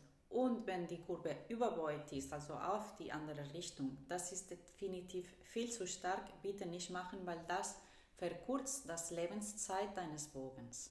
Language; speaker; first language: German; non-native, fluent; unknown